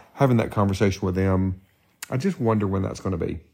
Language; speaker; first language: English; native; English